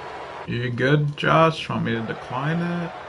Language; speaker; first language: English; native; English